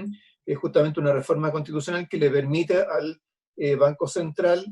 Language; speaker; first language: Spanish; native; Spanish